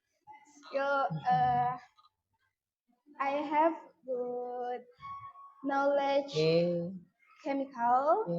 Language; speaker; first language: English; non-native, learner; Indonesian